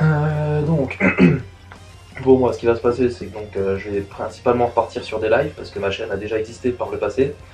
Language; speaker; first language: French; native; French